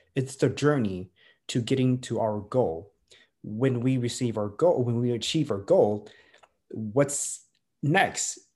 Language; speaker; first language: English; native; English